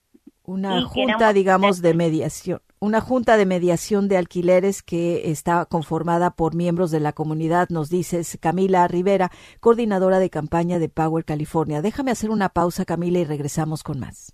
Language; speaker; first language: Spanish; native; Spanish